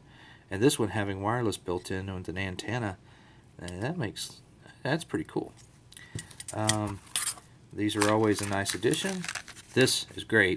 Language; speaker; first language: English; native; English